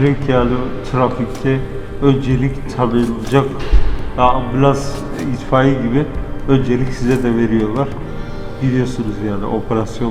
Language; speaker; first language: Turkish; native; Turkish